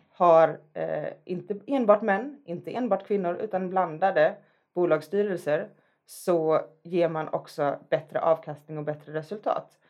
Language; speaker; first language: Swedish; native; Swedish